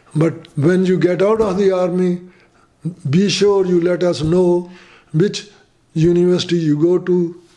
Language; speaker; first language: English; non-native, fluent; Punjabi